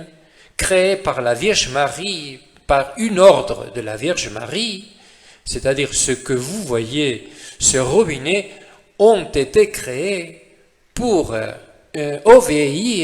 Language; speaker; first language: French; non-native, fluent; Spanish